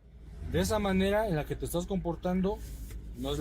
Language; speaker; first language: Spanish; native; Spanish